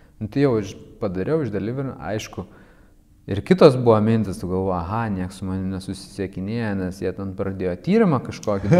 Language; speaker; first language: Lithuanian; native; Lithuanian